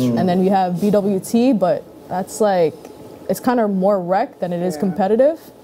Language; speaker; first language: English; early bilingual, other home language; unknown